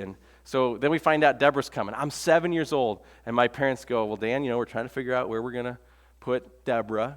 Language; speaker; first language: English; native; English